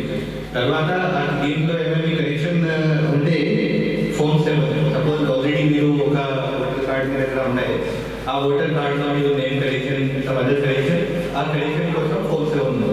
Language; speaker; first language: Telugu; non-native, learner; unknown